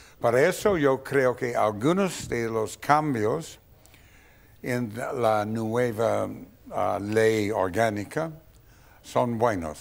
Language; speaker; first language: Spanish; non-native, fluent; English